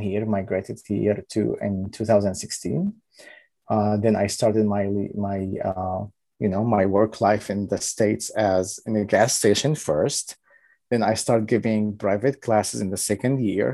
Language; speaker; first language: English; non-native, fluent; Arabic